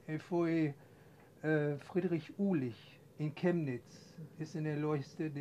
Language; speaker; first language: Spanish; non-native, fluent; German